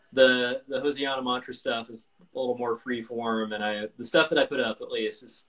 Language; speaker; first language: English; native; English